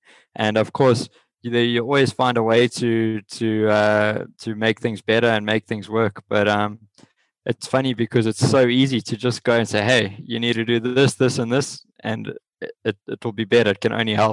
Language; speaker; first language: English; native; English